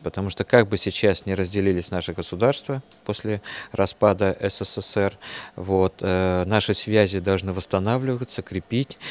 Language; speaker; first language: Russian; native; Russian